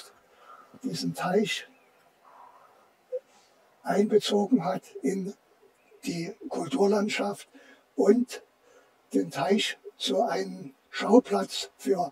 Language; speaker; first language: German; native; German